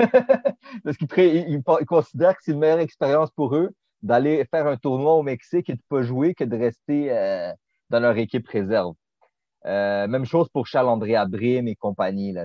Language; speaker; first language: French; native; French